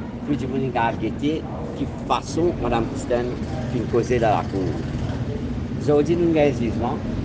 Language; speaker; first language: French; non-native, local second language; Morisyen